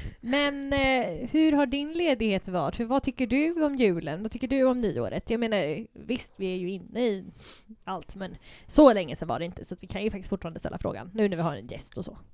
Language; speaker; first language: Swedish; native; Swedish